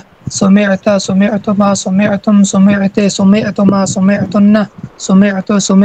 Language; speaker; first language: Arabic; non-native, learner; Urdu